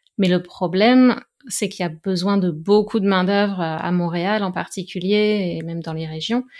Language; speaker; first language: French; native; French